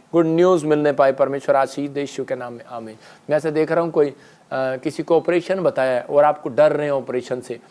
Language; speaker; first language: Hindi; non-native, local second language; Punjabi